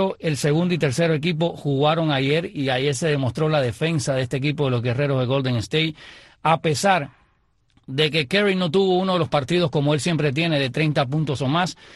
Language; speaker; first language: Spanish; native; Spanish